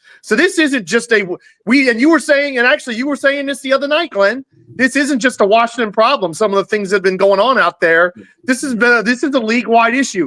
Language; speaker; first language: English; native; English